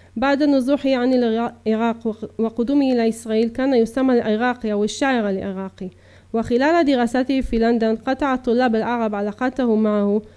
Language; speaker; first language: Arabic; early bilingual, heritage; Arabic